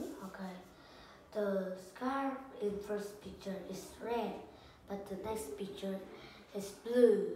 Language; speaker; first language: English; non-native, learner; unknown